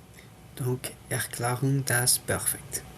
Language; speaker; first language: German; non-native, fluent; French